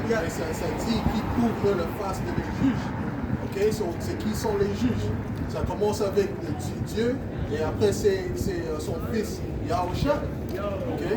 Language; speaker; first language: French; non-native, learner; English